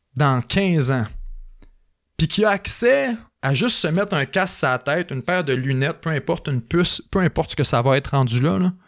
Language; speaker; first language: French; native; French